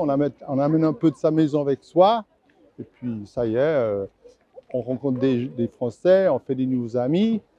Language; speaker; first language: French; non-native, fluent; English